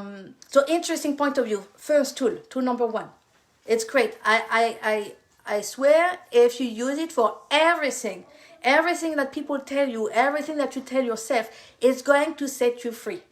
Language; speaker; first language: English; non-native, fluent; French